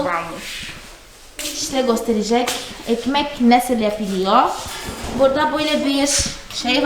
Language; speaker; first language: Turkish; non-native, fluent; Portuguese